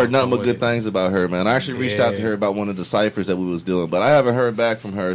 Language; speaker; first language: English; native; English